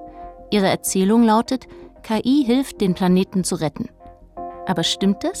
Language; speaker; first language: German; native; German